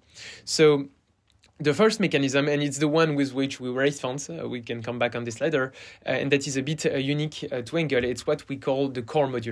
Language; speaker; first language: English; non-native, fluent; French